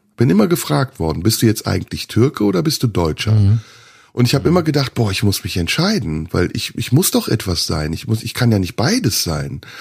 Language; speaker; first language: German; early bilingual, other home language; Turkish